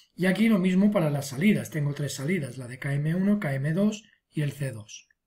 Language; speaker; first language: Spanish; non-native, local second language; Catalan